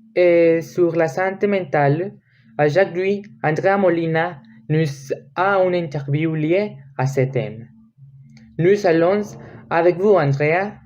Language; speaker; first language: French; non-native, learner; Spanish